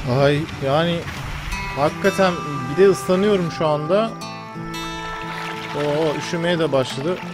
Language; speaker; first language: Turkish; native; Turkish